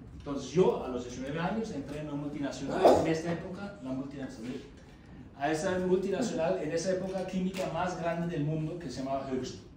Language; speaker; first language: Spanish; non-native, fluent; German